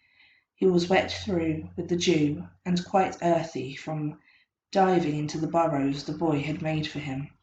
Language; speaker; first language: English; native; English